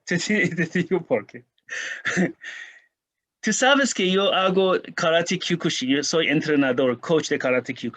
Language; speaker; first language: Spanish; non-native, learner; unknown